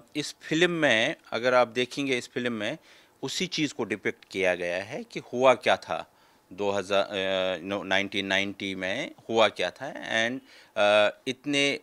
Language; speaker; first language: Hindi; non-native, local second language; Kashmiri